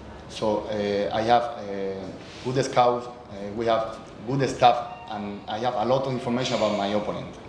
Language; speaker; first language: English; non-native, learner; Spanish